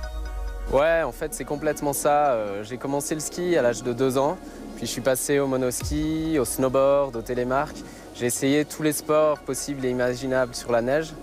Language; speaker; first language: French; native; French